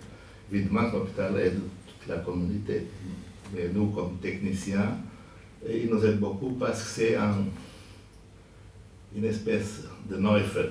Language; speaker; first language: French; non-native, fluent; Portuguese